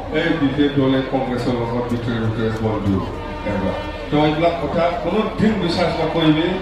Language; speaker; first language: Assamese; non-native, local second language; Bodo